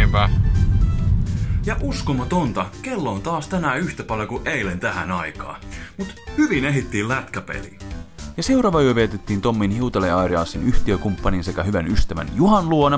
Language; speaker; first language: Finnish; native; Finnish